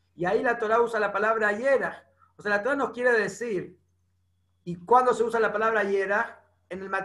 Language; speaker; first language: Spanish; native; Spanish